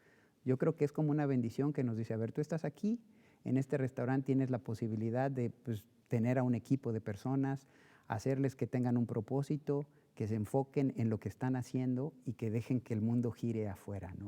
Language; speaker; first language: Spanish; native; Spanish